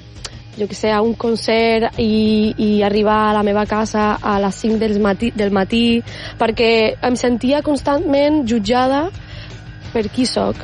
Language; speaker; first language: Catalan; non-native, local second language; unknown